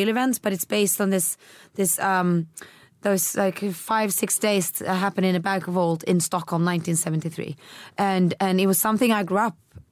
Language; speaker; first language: English; early bilingual, other home language; Swedish